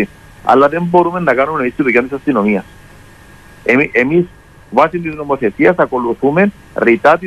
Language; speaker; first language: Greek; native; Greek